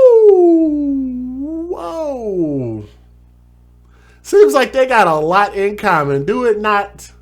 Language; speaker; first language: English; native; English